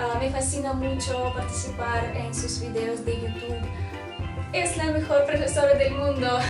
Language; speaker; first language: Spanish; non-native, fluent; Russian